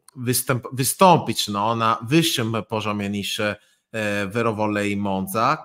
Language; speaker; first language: Polish; non-native, fluent; Italian